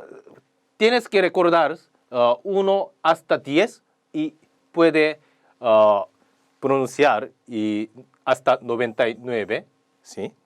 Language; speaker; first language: Spanish; non-native, learner; Korean